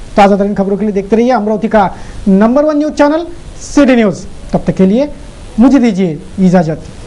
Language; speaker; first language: Hindi; non-native, local second language; Marathi